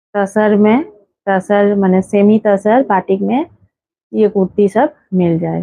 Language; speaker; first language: Hindi; non-native, local second language; Bangla